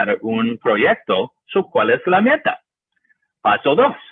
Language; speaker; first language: Spanish; non-native, learner; English